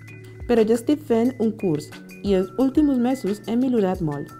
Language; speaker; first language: Catalan; non-native, learner; Spanish